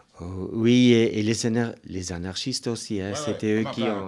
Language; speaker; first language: French; non-native, local second language; German